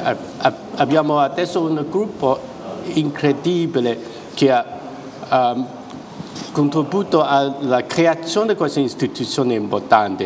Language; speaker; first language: Italian; non-native, fluent; Chinese